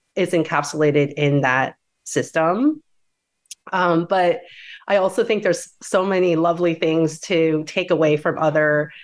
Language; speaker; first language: English; native; English